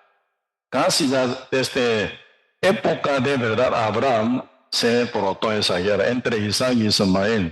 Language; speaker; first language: Spanish; non-native, learner; Korean